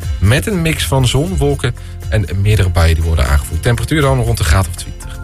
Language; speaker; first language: Dutch; native; Dutch